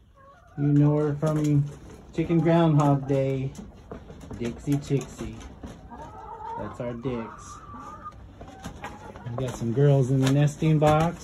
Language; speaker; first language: English; native; English